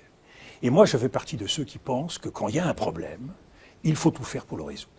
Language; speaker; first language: French; native; French